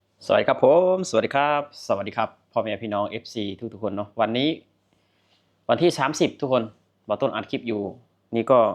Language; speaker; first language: Thai; non-native, local second language; Northeastern Thai